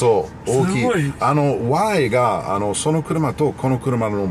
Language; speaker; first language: Japanese; non-native, learner; English